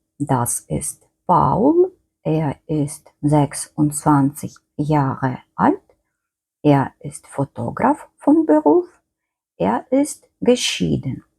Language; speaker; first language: German; non-native, fluent; Ukrainian